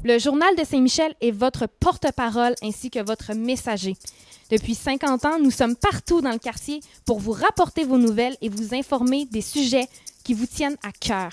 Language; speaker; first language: French; native; French